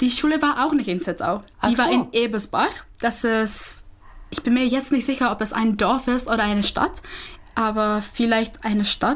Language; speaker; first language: German; non-native, fluent; Czech